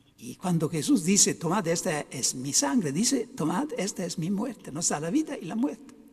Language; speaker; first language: Spanish; non-native, fluent; Italian